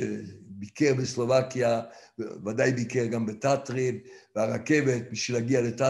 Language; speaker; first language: Hebrew; non-native, fluent; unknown